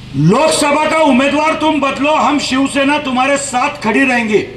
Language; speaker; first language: Hindi; non-native, local second language; Marathi